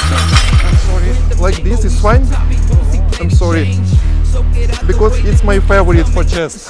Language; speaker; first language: English; non-native, learner; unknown